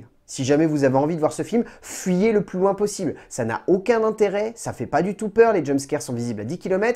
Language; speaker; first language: French; native; French